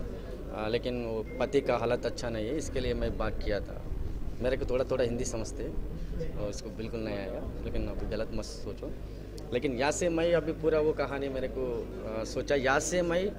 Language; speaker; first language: Hindi; non-native, local second language; Telugu